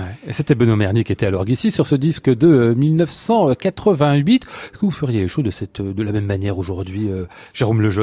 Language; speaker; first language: French; native; French